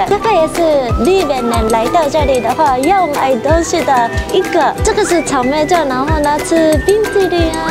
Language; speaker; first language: Chinese; non-native, fluent; Japanese